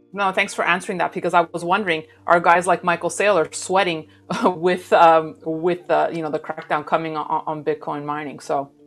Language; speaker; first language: English; non-native, fluent; German